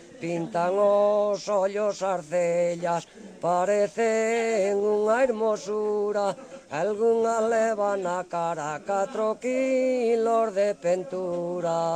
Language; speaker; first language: Galician; native; Galician